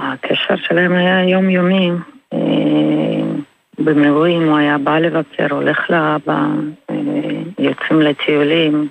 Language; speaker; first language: Hebrew; non-native, fluent; Russian